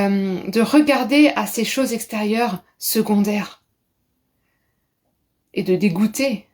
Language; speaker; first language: French; native; French